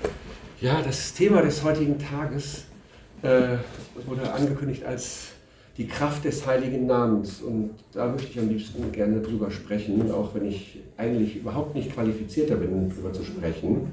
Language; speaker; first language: German; native; German